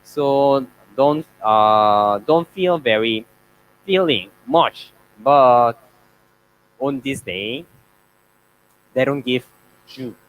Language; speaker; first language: English; non-native, learner; Korean